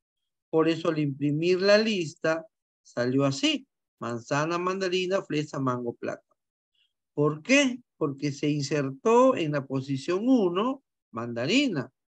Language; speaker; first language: Spanish; native; Spanish